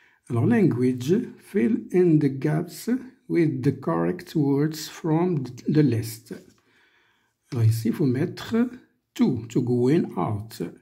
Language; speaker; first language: English; non-native, fluent; Arabic